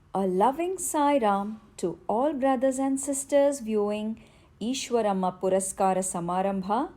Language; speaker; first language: English; non-native, local second language; Kannada